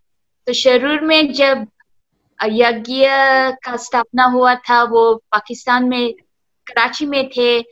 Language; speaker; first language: Hindi; early bilingual, heritage; Hindi